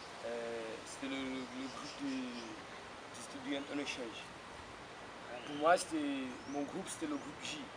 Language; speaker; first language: French; non-native, fluent; Portuguese